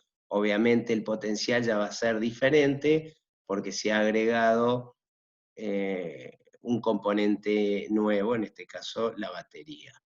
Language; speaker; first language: Spanish; native; Spanish